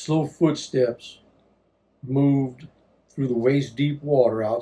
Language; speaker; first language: English; native; English